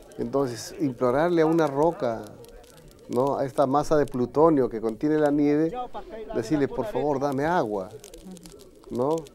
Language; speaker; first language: Spanish; native; Spanish